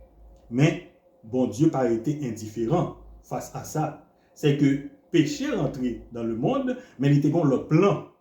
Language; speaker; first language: French; non-native, local second language; Haitian Creole